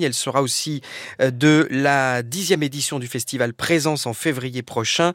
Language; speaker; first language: French; native; French